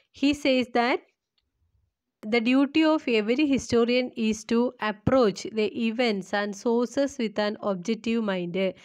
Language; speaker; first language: English; non-native, local second language; Malayalam